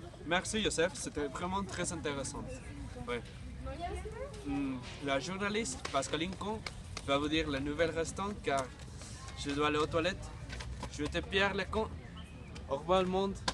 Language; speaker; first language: French; non-native, learner; Spanish